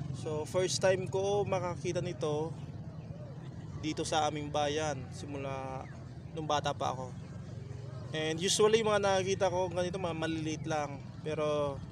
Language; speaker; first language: Filipino; non-native, local second language; Bikol